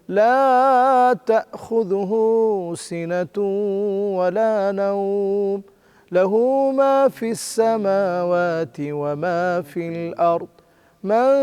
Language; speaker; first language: Arabic; non-native, fluent; Bangla